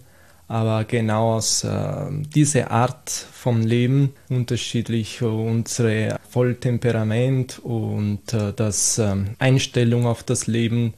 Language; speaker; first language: German; non-native, fluent; Italian